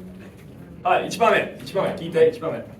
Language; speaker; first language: Japanese; non-native, learner; English